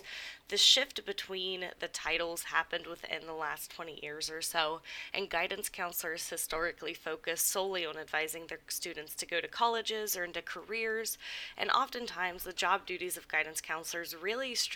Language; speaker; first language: English; native; English